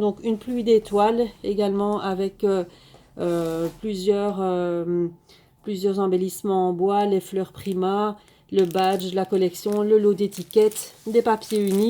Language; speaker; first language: French; native; French